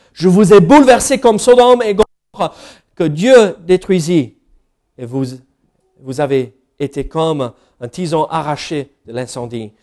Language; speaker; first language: French; non-native, fluent; English